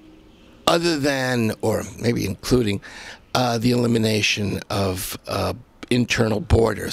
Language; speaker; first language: English; native; English